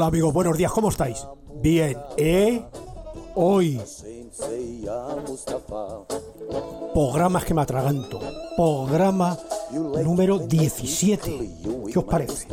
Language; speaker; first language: Spanish; native; Spanish